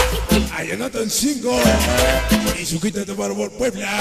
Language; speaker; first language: Spanish; native; Spanish